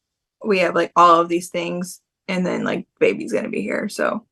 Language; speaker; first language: English; native; English